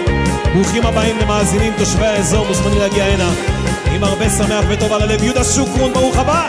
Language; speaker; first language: Hebrew; native; Hebrew